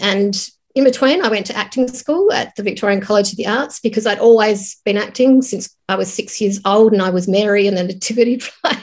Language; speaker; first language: English; native; English